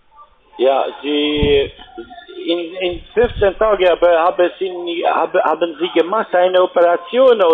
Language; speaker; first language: German; non-native, learner; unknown